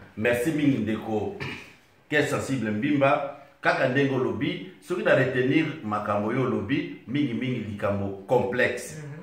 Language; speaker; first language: Lingala; non-native, local second language; Swahili